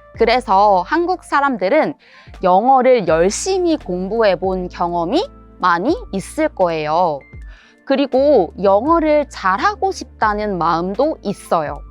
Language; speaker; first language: Korean; native; Korean